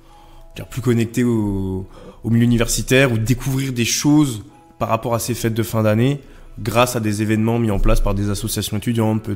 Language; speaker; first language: French; native; French